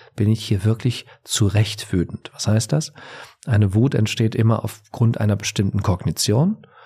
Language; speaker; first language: German; native; German